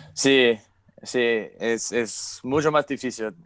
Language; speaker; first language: Spanish; non-native, learner; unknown